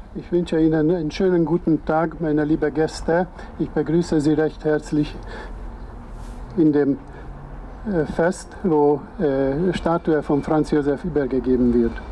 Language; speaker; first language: German; non-native, fluent; Hungarian